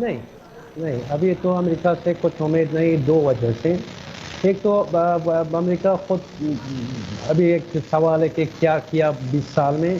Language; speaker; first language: Hindi; non-native, fluent; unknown